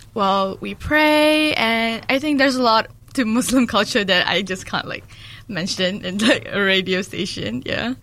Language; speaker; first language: English; early bilingual, other home language; Malay